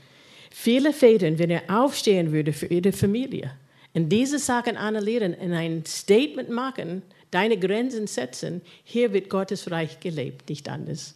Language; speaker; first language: German; non-native, fluent; English